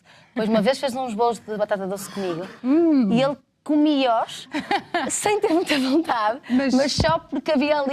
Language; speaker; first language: Portuguese; native; Portuguese